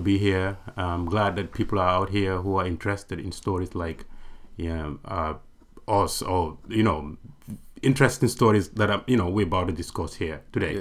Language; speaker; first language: English; non-native, local second language; Mandingo